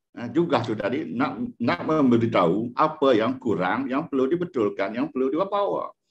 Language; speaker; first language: Malay; non-native, local second language; Iban